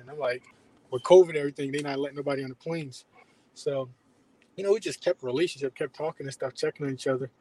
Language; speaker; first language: English; native; English